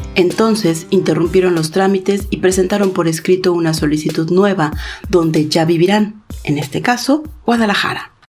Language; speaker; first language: Spanish; native; Spanish